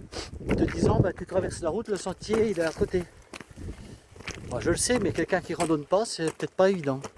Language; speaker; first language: French; native; French